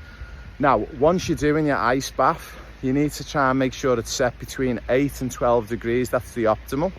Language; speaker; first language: English; native; English